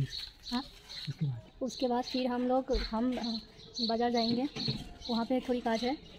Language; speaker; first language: Hindi; non-native, local second language; Bangla